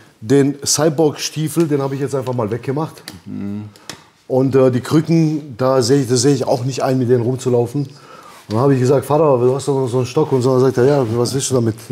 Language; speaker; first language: German; early bilingual, other home language; Albanian